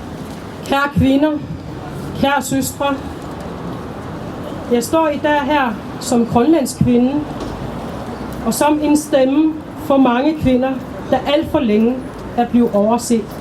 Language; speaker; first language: Danish; non-native, local second language; Kalaallisut